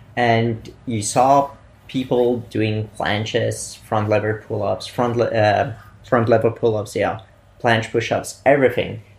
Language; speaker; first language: English; non-native, fluent; Italian